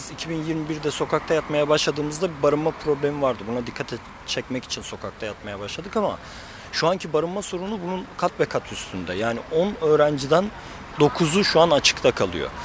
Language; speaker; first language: Turkish; native; Turkish